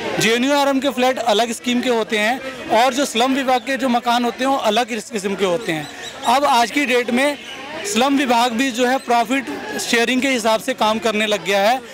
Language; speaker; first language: Hindi; native; Hindi